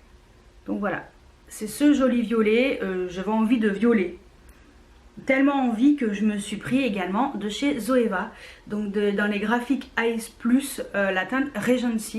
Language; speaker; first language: French; native; French